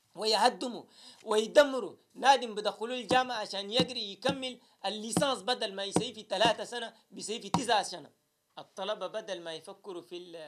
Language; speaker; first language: Arabic; native; Arabic